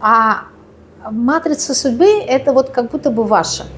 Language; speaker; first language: Russian; native; Russian